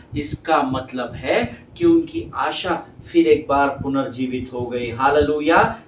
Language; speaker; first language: Hindi; non-native, local second language; Marathi